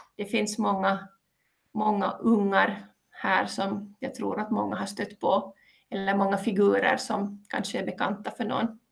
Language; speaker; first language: Swedish; native; Swedish